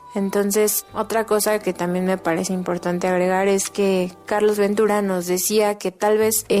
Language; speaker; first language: Spanish; native; Spanish